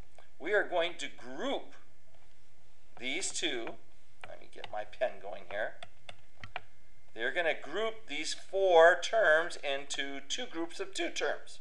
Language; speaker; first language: English; native; English